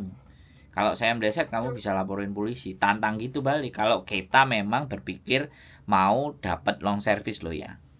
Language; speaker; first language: Indonesian; non-native, local second language; Javanese